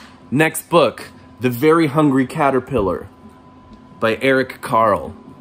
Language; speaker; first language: English; native; English